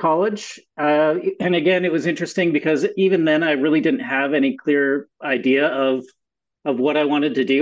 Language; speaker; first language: English; native; English